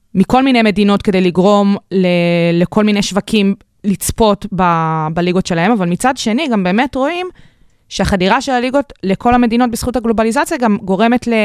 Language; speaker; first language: Hebrew; native; Hebrew